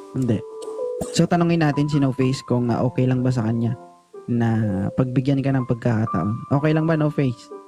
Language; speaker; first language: Filipino; native; Filipino